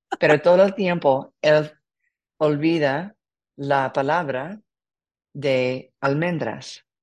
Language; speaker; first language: Spanish; non-native, learner; English